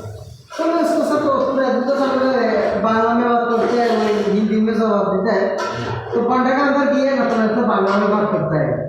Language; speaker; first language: Hindi; non-native, learner; Bangla